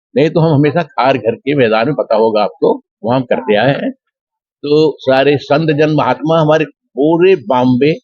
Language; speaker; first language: Hindi; native; Hindi